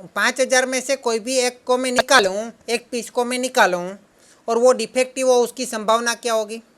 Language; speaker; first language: Hindi; non-native, local second language; Gujarati